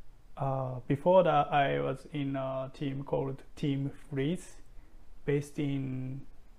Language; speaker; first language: English; non-native, fluent; Japanese